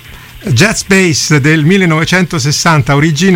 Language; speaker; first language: Italian; native; Italian